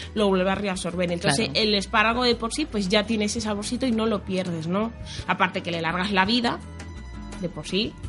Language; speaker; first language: Spanish; native; Spanish